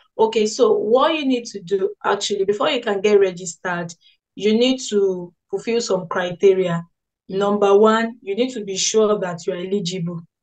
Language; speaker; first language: English; non-native, local second language; Yoruba